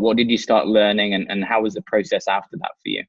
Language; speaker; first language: English; native; English